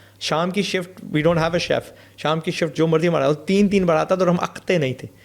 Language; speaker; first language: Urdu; non-native, fluent; English